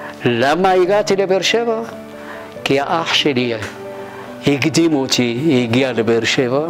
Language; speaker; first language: Hebrew; non-native, fluent; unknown